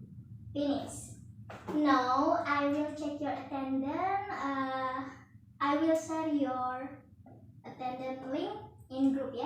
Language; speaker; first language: English; non-native, learner; Indonesian